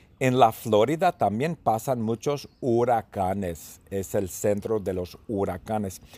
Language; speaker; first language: Spanish; early bilingual, heritage; Spanish